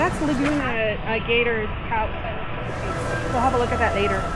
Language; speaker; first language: English; native; English